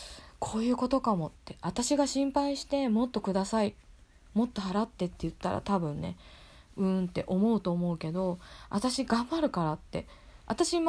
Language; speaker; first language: Japanese; native; Japanese